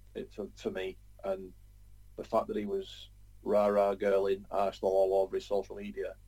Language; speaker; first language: English; native; English